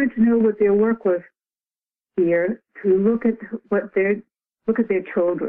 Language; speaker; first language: English; native; English